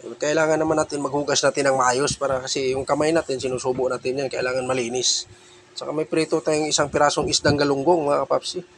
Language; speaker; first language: Filipino; non-native, local second language; Cebuano